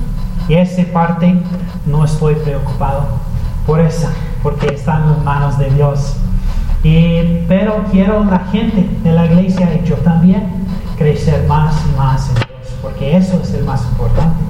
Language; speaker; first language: Spanish; non-native, learner; English